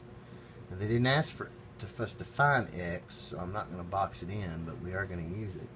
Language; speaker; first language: English; native; English